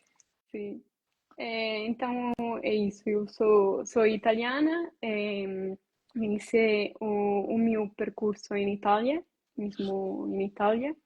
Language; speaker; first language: Portuguese; non-native, learner; Italian